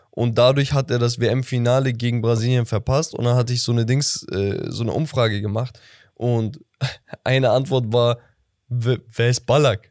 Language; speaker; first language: German; native; German